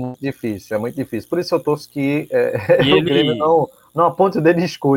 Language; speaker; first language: Portuguese; native; Portuguese